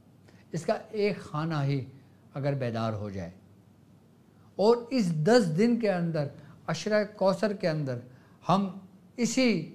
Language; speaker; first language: Urdu; native; Urdu